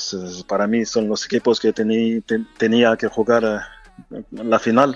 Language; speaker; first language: Spanish; non-native, fluent; French